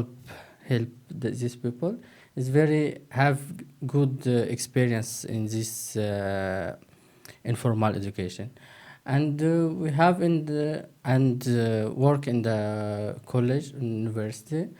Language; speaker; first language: English; non-native, learner; Turkish